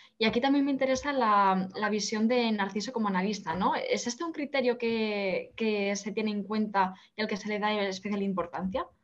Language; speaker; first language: Spanish; native; Spanish